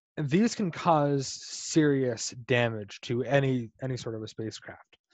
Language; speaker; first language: English; native; English